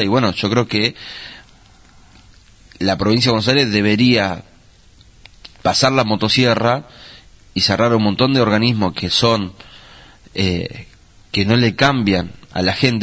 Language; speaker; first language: Spanish; native; Spanish